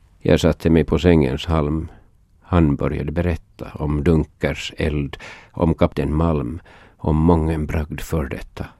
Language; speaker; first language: Swedish; native; Swedish